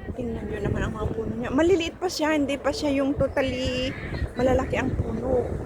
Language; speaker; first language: Filipino; non-native, local second language; Iloko